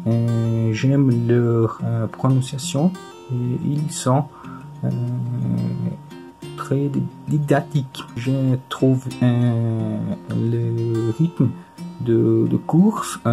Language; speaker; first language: French; non-native, learner; Portuguese